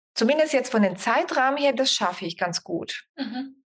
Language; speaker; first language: German; non-native, fluent; Bulgarian